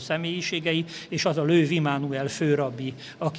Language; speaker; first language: Hungarian; native; Hungarian